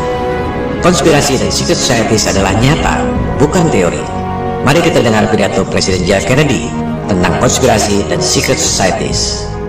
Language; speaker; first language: Indonesian; native; Indonesian